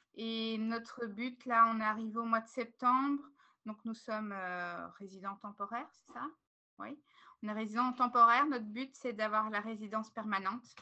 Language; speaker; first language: French; native; French